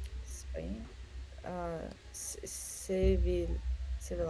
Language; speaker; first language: English; non-native, learner; Russian